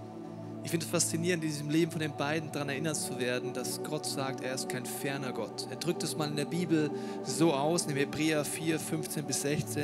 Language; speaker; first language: German; native; German